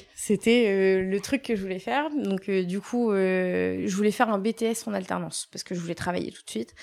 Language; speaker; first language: French; native; French